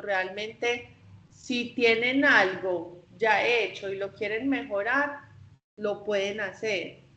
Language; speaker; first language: Spanish; native; Spanish